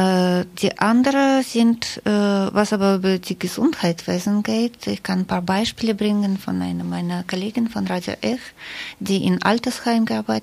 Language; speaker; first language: German; non-native, fluent; Russian